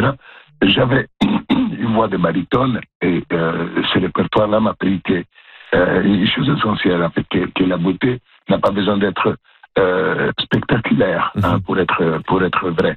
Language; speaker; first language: French; non-native, fluent; Italian